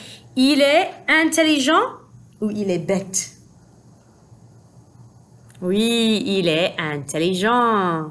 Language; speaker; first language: French; non-native, fluent; English